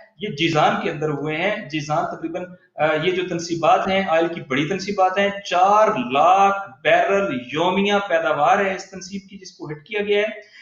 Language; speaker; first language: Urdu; non-native, local second language; Punjabi